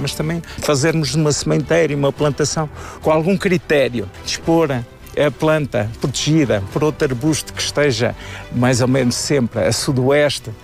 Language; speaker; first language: Portuguese; native; Portuguese